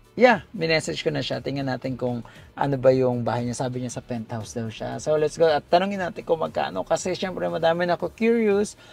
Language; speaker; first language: Filipino; native; Filipino